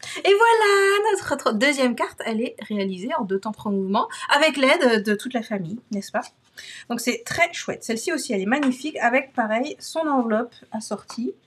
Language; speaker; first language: French; native; French